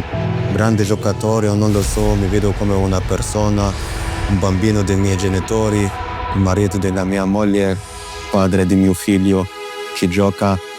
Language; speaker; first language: Italian; non-native, fluent; German